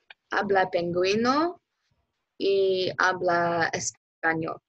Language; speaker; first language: Spanish; non-native, learner; English